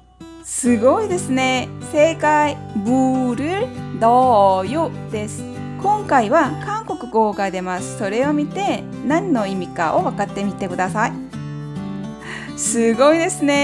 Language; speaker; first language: Japanese; non-native, fluent; Korean